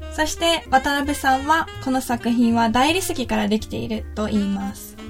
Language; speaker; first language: Japanese; native; Japanese